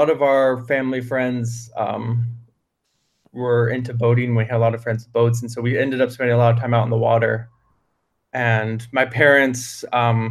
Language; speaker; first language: English; native; English